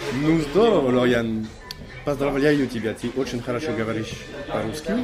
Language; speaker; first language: Russian; non-native, fluent; French